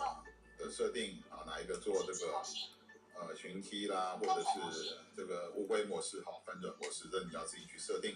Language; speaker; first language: Chinese; native; Chinese